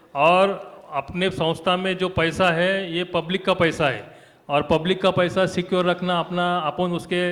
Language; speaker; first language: Hindi; non-native, local second language; Marathi